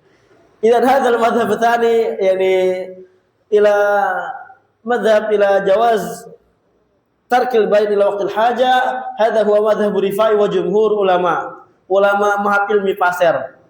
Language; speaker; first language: Arabic; non-native, fluent; Indonesian